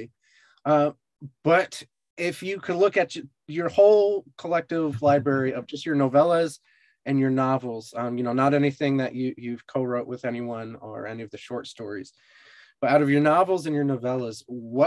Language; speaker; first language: English; native; English